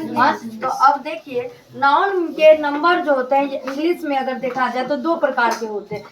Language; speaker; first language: Hindi; native; Hindi